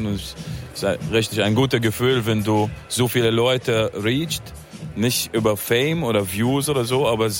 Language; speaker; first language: German; non-native, fluent; Arabic